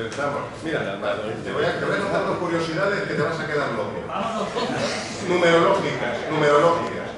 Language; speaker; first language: Spanish; native; Spanish